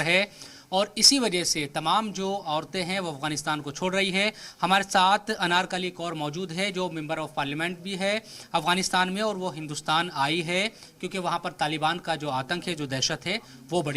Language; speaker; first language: Hindi; native; Hindi